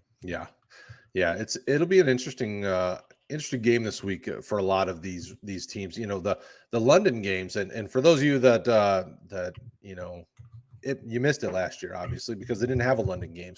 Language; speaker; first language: English; native; English